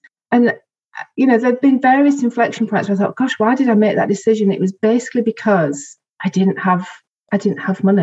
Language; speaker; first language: English; native; English